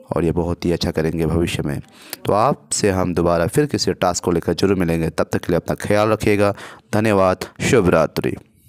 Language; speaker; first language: Hindi; native; Hindi